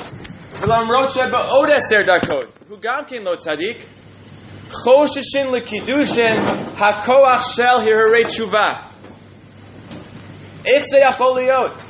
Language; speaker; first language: Hebrew; non-native, fluent; English